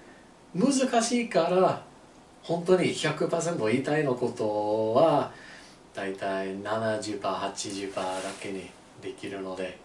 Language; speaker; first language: Japanese; non-native, learner; English